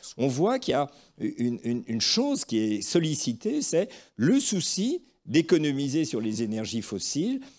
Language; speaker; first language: French; native; French